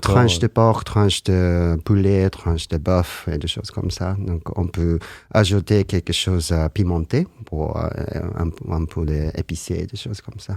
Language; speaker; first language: French; non-native, learner; Japanese